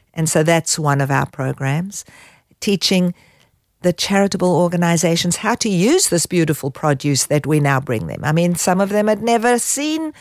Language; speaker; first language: English; native; English